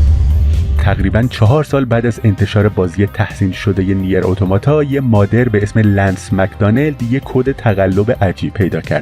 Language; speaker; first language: Persian; native; Persian